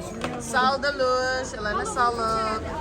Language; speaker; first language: Turkish; non-native, learner; Filipino